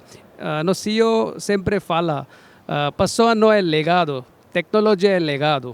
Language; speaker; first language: Portuguese; non-native, learner; Hindi